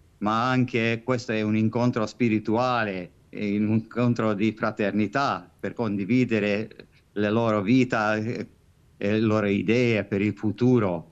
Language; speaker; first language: Italian; non-native, fluent; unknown